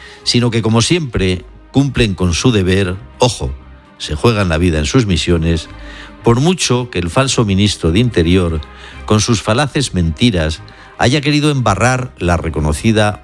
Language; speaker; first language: Spanish; native; Spanish